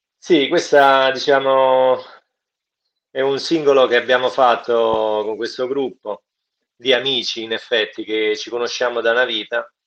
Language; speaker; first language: Italian; native; Italian